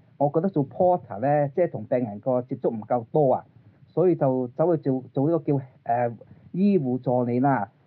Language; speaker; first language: Cantonese; early bilingual, other home language; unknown